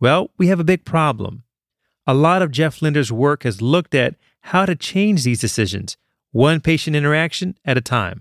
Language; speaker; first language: English; native; English